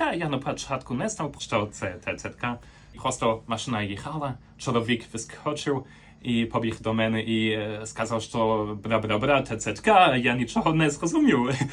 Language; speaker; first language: Ukrainian; non-native, fluent; German